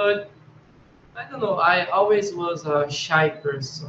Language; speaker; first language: English; non-native, learner; Portuguese